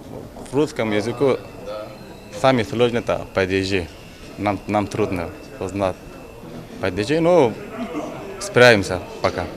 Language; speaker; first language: Russian; non-native, learner; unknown